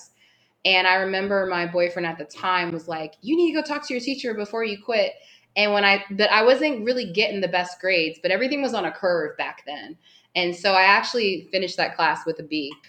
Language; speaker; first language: English; native; English